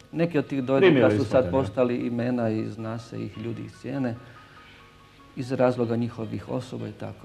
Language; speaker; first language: Croatian; native; Croatian